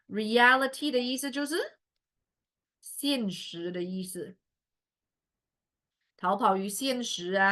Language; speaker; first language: Chinese; native; Chinese